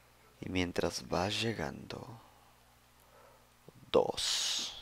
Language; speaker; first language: Spanish; native; Spanish